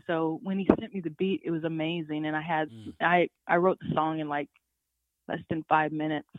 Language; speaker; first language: English; native; English